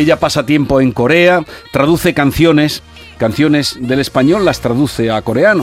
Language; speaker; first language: Spanish; native; Spanish